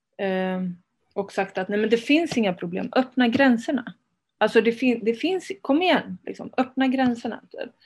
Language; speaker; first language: Swedish; early bilingual, other home language; Spanish